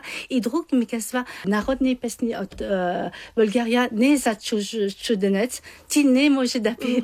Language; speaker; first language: Bulgarian; non-native, learner; Chinese